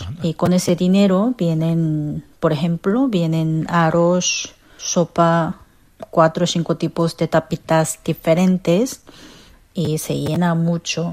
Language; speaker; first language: Spanish; non-native, fluent; Korean